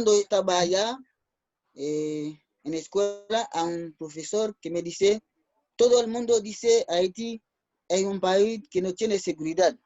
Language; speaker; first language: Spanish; non-native, learner; Haitian Creole